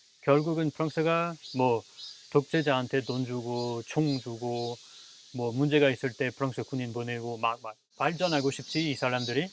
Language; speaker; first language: Korean; non-native, fluent; French